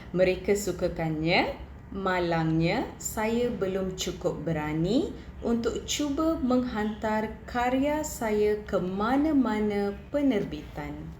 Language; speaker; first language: Malay; non-native, local second language; Tamil